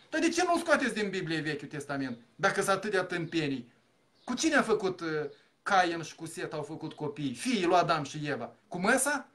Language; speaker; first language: Romanian; native; Romanian